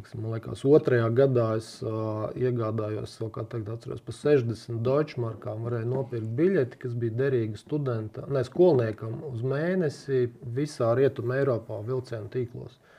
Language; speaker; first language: Latvian; native; Latvian